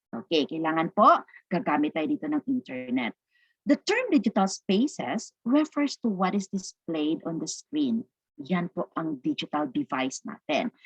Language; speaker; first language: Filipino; non-native, local second language; Cebuano